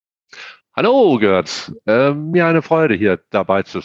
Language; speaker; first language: German; non-native, fluent; Danish